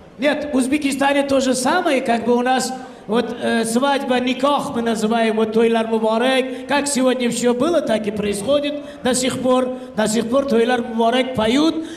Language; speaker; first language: Russian; non-native, local second language; Uzbek